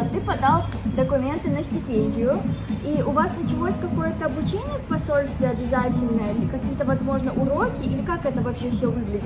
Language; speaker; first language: Russian; native; Russian